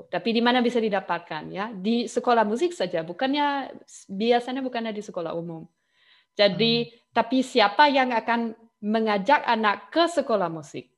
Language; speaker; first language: Indonesian; non-native, fluent; German